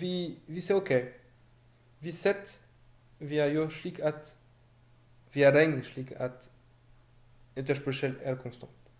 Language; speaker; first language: Norwegian; non-native, fluent; French